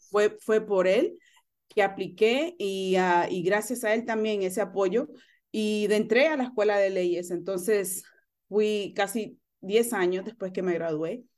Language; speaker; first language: Spanish; early bilingual, heritage; Spanish